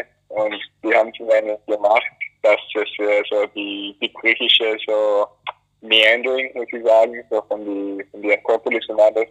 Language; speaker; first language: German; non-native, fluent; English